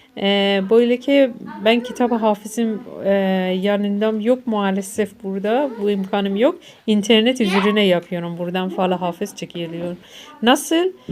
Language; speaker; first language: Turkish; non-native, learner; Persian